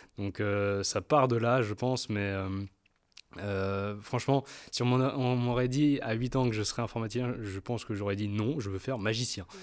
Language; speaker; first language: French; native; French